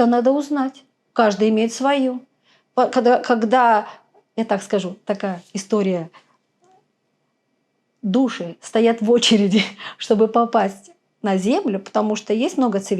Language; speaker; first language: Russian; native; Russian